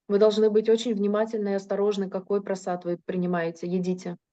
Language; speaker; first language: Russian; native; Russian